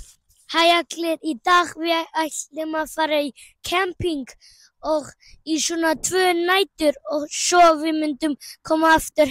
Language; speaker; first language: Icelandic; non-native, learner; Persian